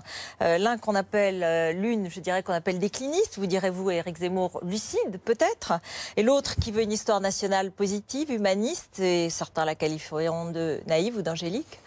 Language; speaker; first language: French; native; French